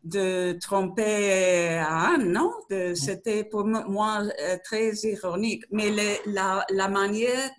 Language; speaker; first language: French; non-native, learner; Spanish